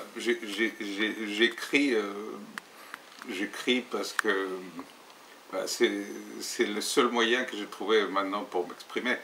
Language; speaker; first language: French; non-native, fluent; Spanish